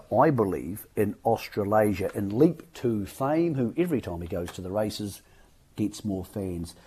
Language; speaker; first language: English; native; English